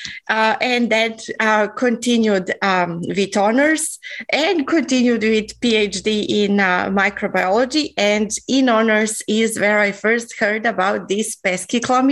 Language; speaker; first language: English; non-native, fluent; Serbian